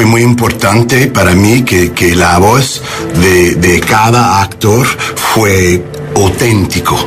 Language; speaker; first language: Spanish; non-native, learner; English